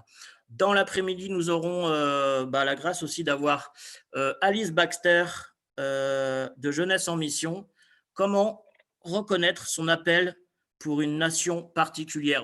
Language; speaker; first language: French; native; French